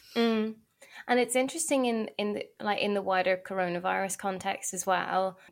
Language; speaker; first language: English; native; English